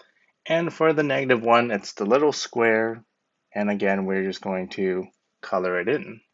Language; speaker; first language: English; native; English